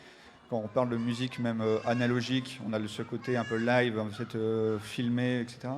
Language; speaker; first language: French; native; French